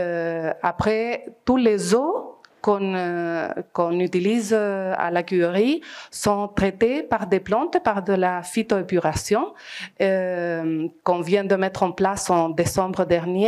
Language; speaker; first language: French; non-native, fluent; Spanish